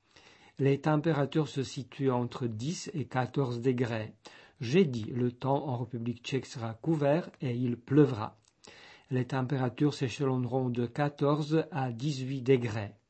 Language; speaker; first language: French; native; French